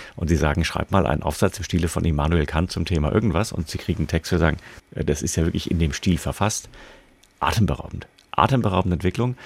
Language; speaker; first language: German; native; German